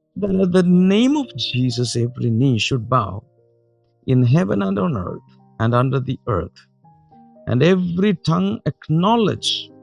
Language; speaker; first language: English; non-native, local second language; Malayalam